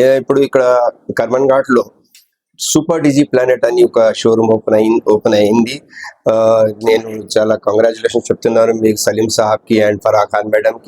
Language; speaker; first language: Telugu; non-native, local second language; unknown